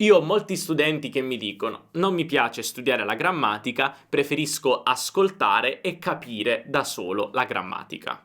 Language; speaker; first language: Italian; native; Italian